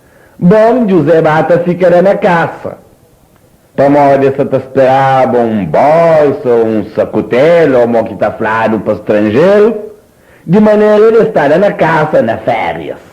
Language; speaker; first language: Portuguese; non-native, local second language; Kabuverdianu